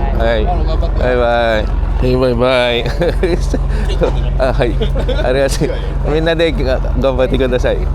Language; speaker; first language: Japanese; non-native, learner; Filipino